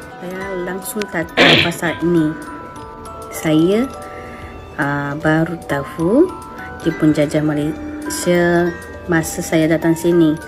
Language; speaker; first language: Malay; non-native, fluent; Japanese